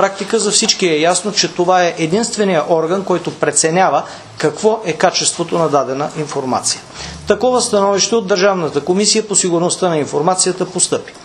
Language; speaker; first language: Bulgarian; native; Bulgarian